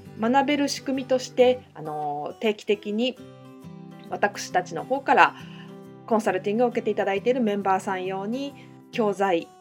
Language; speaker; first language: Japanese; native; Japanese